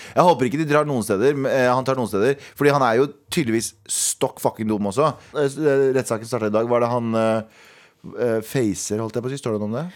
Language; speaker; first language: Norwegian; early bilingual, other home language; Kurdish